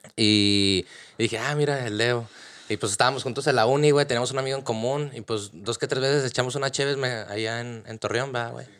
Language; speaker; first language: Spanish; native; Spanish